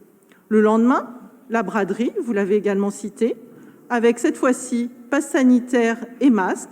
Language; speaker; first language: French; native; French